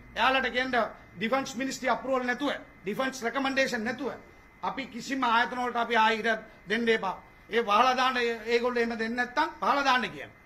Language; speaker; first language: Sinhala; non-native, local second language; Tamil